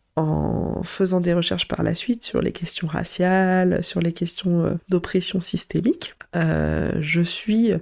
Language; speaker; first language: French; native; French